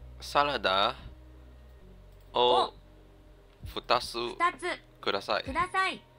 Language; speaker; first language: Japanese; non-native, learner; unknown